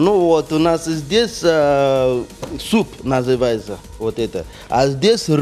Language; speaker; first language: Russian; non-native, learner; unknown